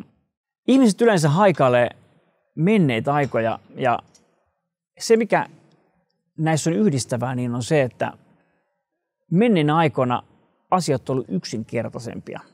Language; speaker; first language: Finnish; native; Finnish